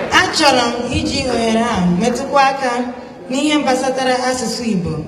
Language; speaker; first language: Igbo; early bilingual, heritage; Igbo